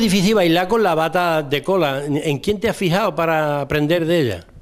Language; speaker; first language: Spanish; native; Spanish